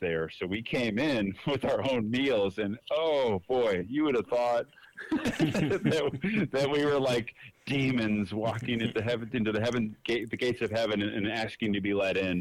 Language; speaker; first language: English; native; English